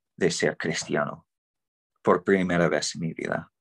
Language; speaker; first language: Spanish; non-native, fluent; English